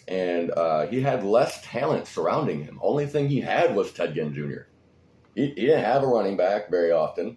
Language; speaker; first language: English; native; English